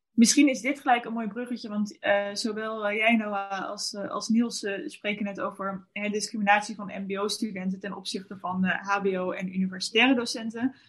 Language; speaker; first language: Dutch; native; Dutch